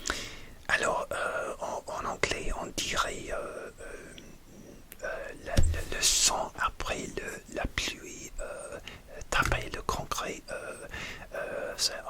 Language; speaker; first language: French; non-native, learner; English